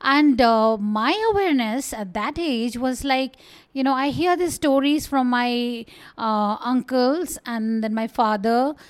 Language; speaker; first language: English; non-native, local second language; Bangla